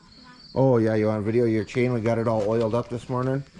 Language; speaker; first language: English; native; English